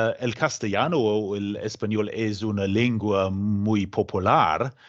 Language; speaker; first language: Spanish; non-native, learner; German